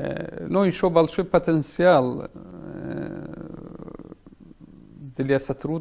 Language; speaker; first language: Russian; non-native, fluent; Persian